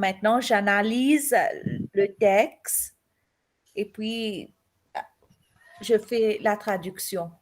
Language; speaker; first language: French; non-native, learner; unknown